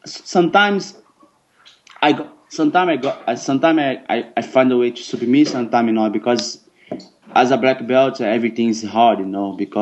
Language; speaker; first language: English; non-native, learner; Portuguese